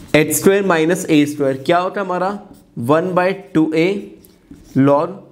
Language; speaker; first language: Hindi; native; Hindi